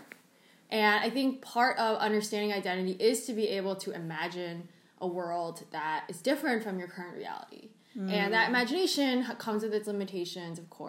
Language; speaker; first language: English; early bilingual, other home language; Cantonese